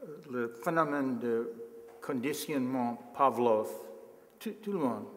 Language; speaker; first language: French; non-native, learner; English